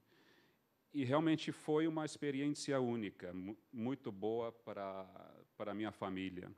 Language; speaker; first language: Portuguese; non-native, fluent; English